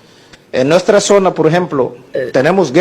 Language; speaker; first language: Spanish; non-native, learner; Portuguese